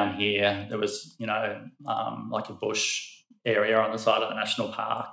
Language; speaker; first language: English; native; English